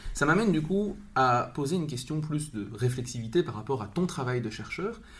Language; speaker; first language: French; native; French